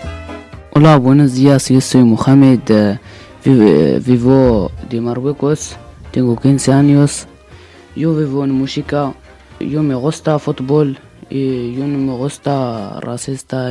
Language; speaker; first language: Spanish; non-native, learner; Berber languages